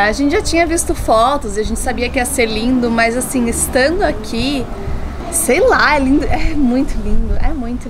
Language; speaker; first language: Portuguese; native; Portuguese